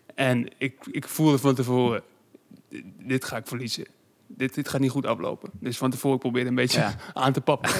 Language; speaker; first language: Dutch; native; Dutch